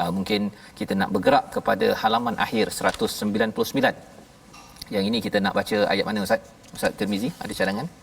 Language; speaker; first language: Malay; native; Malay